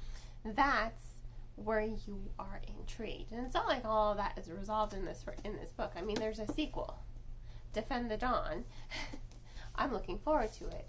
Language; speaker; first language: English; native; English